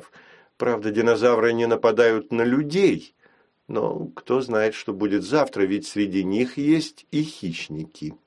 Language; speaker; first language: Russian; native; Russian